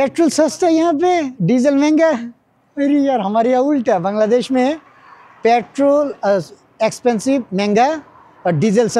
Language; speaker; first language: Hindi; non-native, fluent; Bangla